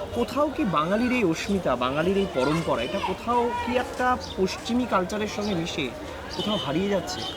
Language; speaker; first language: Bangla; native; Bangla